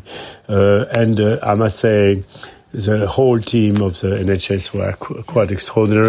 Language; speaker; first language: English; non-native, fluent; French